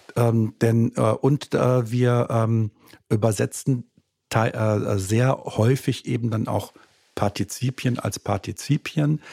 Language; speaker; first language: German; native; German